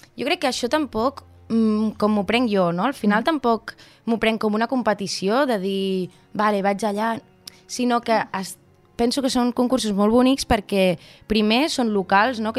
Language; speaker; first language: Catalan; non-native, local second language; Spanish